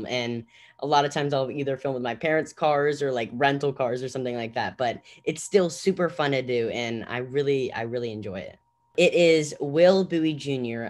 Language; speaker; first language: English; native; English